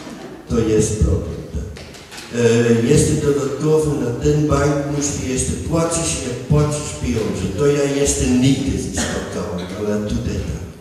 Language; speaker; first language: Polish; non-native, learner; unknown